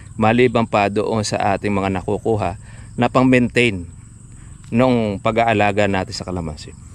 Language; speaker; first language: Filipino; native; Filipino